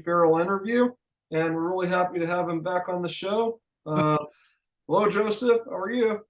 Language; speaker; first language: English; native; English